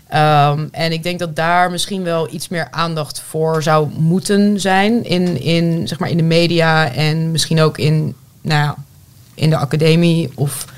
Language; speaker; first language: Dutch; non-native, fluent; Turkish